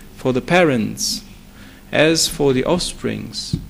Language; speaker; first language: English; non-native, fluent; Romanian